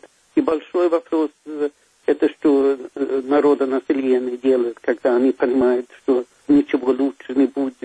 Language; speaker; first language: Russian; non-native, fluent; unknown